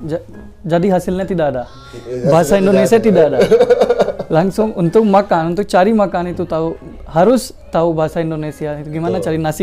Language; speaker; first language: Indonesian; non-native, learner; Hindi